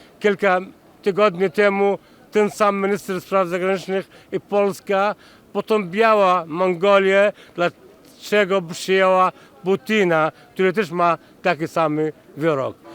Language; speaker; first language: Polish; non-native, fluent; Arabic